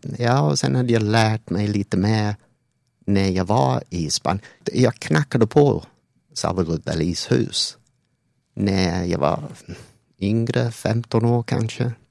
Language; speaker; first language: Swedish; non-native, fluent; English